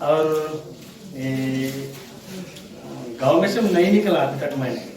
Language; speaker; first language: Hindi; non-native, local second language; Telugu